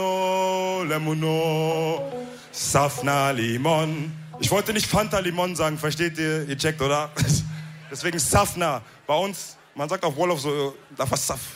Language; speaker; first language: German; early bilingual, other home language; Wolof